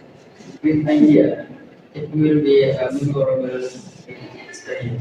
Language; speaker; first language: English; non-native, learner; Indonesian